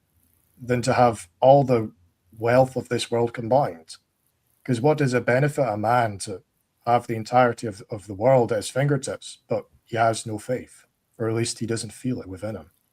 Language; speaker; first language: English; native; English